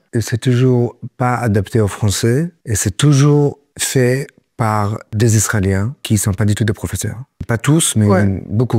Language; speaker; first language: French; non-native, fluent; Hebrew